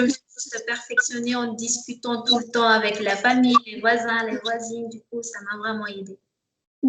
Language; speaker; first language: French; non-native, local second language; Malagasy